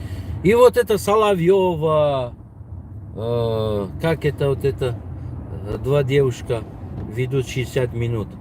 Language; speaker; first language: Russian; non-native, local second language; Tajik